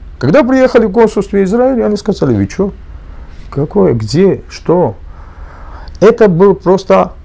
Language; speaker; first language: Russian; non-native, local second language; Georgian